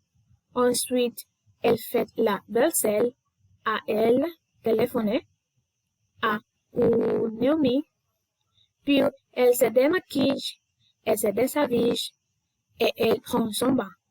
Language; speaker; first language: French; non-native, learner; Spanish